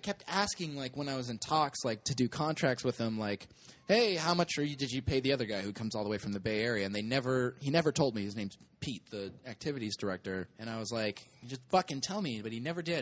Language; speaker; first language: English; native; English